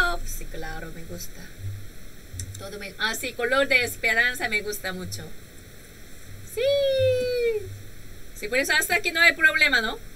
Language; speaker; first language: Spanish; non-native, learner; Korean